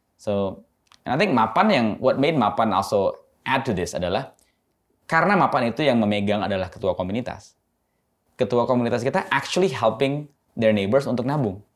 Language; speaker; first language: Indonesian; native; Indonesian